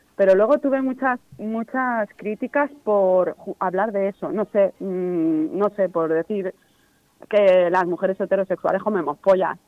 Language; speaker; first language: Spanish; native; Spanish